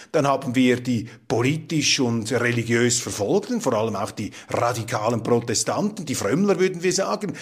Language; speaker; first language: German; native; German